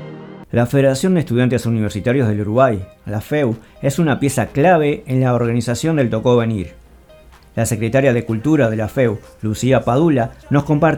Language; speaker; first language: Spanish; native; Spanish